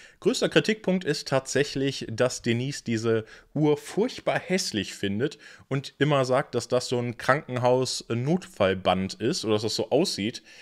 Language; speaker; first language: German; native; German